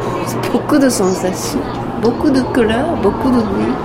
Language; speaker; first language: French; non-native, learner; Japanese